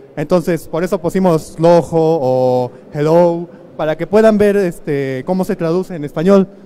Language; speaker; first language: Spanish; native; Spanish